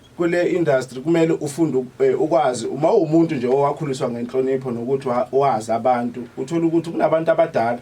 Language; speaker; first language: Zulu; native; Zulu